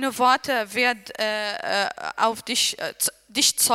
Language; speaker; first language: German; non-native, learner; Arabic